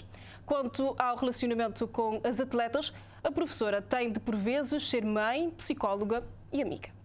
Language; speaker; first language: Portuguese; non-native, local second language; Kabuverdianu